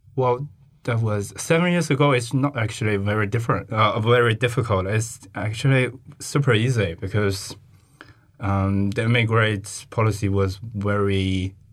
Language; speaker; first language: English; non-native, fluent; Chinese